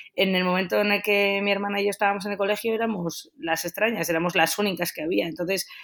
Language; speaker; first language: Spanish; native; Spanish